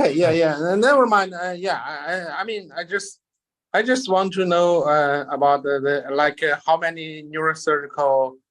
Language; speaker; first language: English; non-native, learner; Chinese